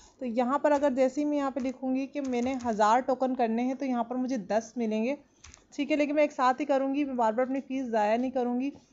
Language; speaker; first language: Urdu; non-native, local second language; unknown